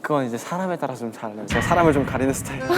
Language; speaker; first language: Korean; native; Korean